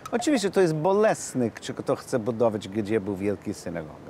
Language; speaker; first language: Polish; non-native, learner; English